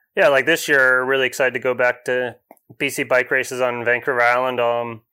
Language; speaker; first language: English; native; English